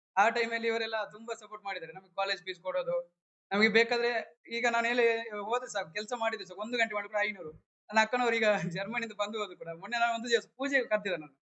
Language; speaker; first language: Kannada; native; Kannada